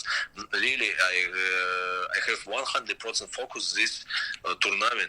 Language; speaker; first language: English; non-native, learner; Russian